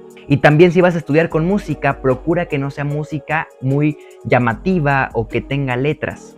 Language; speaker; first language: Spanish; native; Spanish